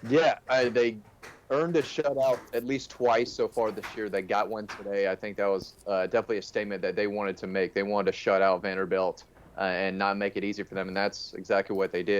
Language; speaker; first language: English; native; English